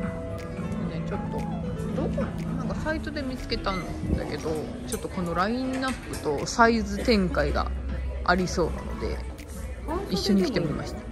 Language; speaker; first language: Japanese; native; Japanese